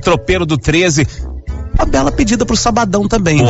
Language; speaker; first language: Portuguese; native; Portuguese